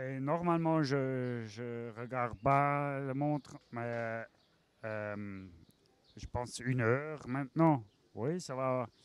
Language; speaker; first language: French; non-native, learner; German